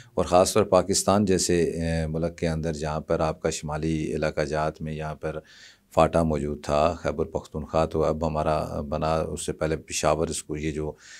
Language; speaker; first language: Urdu; non-native, local second language; Punjabi